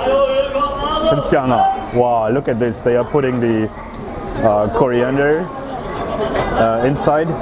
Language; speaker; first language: Chinese; non-native, learner; German